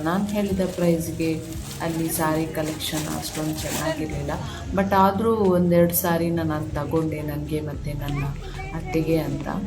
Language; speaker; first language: Kannada; non-native, local second language; Tulu